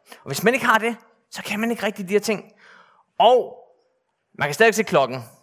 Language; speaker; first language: Danish; native; Danish